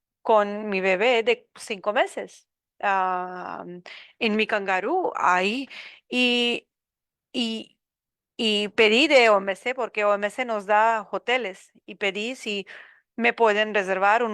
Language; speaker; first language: Spanish; non-native, learner; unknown